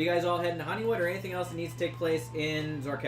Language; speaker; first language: English; native; English